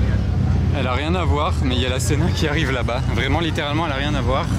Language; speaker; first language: French; native; French